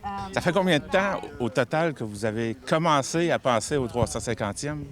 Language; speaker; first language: French; native; French